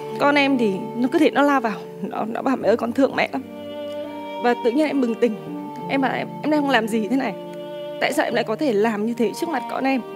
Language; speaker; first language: Vietnamese; native; Vietnamese